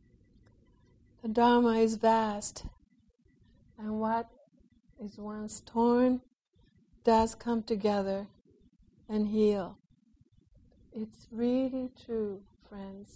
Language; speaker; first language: English; non-native, fluent; Japanese